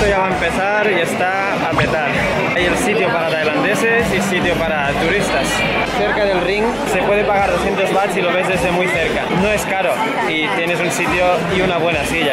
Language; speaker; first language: Spanish; non-native, local second language; Catalan